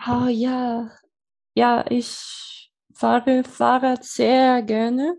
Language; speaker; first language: German; non-native, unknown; Spanish